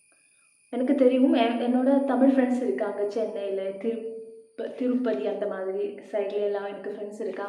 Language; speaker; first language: Tamil; non-native, learner; Malayalam